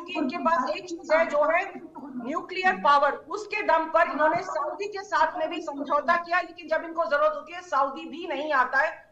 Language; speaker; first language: Hindi; native; Hindi